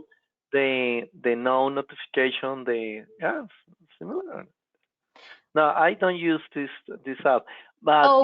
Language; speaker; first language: English; non-native, local second language; Spanish